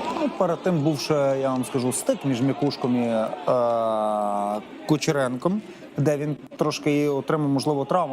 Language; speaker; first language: Ukrainian; native; Ukrainian